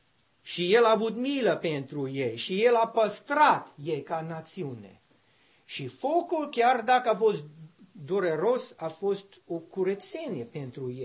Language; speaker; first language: Romanian; non-native, learner; English